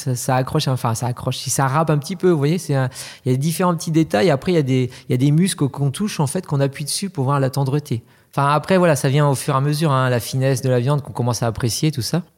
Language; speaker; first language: French; native; French